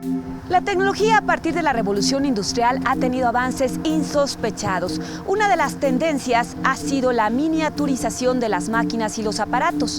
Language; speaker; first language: Spanish; native; Spanish